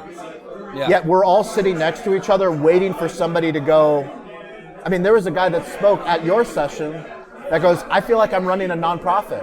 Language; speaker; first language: English; native; English